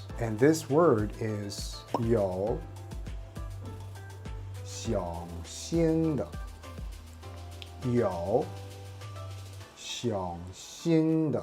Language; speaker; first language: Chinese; non-native, learner; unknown